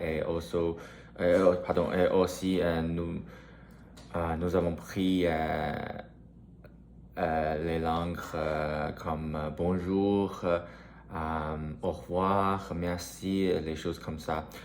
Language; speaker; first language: French; non-native, learner; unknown